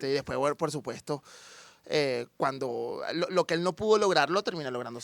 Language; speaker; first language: Spanish; native; Spanish